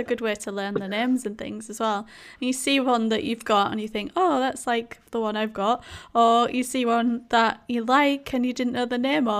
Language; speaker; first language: English; native; English